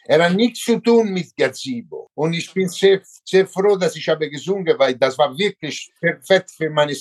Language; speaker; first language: German; non-native, learner; Italian